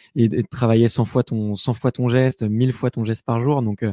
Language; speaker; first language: French; native; French